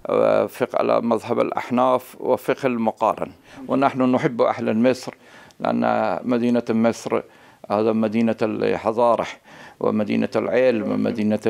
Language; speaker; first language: Arabic; non-native, learner; Persian